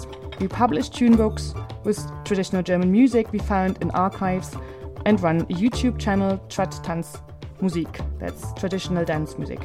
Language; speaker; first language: English; non-native, fluent; German